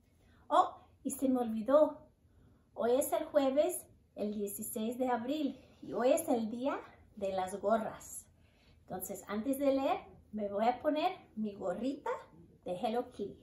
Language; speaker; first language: Spanish; early bilingual, heritage; Spanish